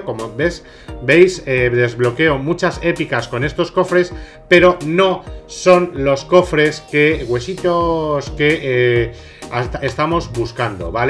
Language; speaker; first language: Spanish; native; Spanish